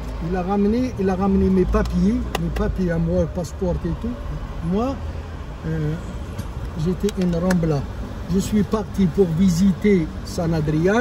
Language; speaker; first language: French; non-native, local second language; Kabyle